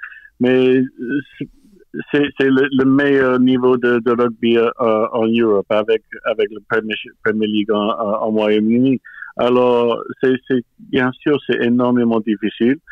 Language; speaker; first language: French; non-native, fluent; English